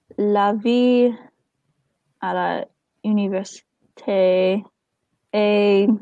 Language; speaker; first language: French; non-native, learner; English